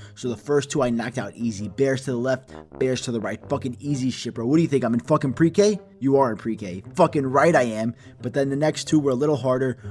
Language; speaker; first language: English; early bilingual, other home language; Greek